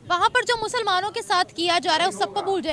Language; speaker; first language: Hindi; native; Hindi